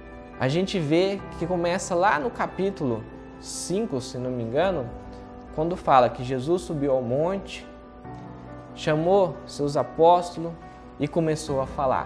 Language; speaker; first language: Portuguese; native; Portuguese